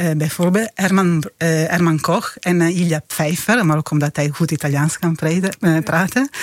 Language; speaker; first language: Dutch; non-native, fluent; Italian